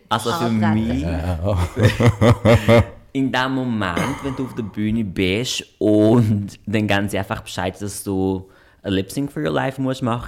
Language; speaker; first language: German; non-native, fluent; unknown